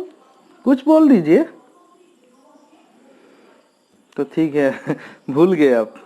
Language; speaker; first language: Hindi; non-native, local second language; Assamese